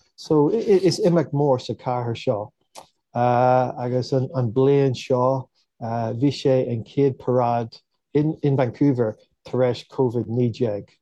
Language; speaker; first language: Irish; non-native, local second language; English